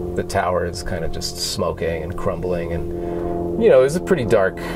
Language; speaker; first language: English; native; English